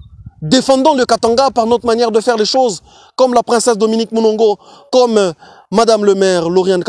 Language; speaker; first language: French; non-native, local second language; Swahili